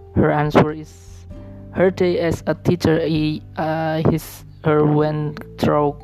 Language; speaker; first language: English; non-native, learner; Indonesian